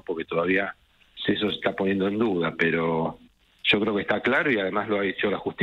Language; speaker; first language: Spanish; native; Spanish